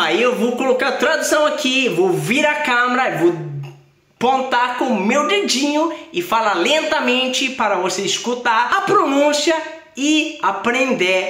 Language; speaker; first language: Portuguese; non-native, fluent; Swedish